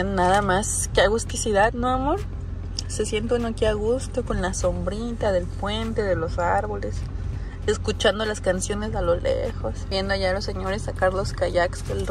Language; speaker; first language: Spanish; native; Spanish